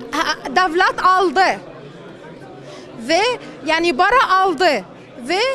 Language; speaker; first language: Turkish; non-native, learner; Arabic